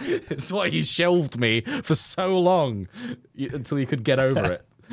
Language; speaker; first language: English; native; English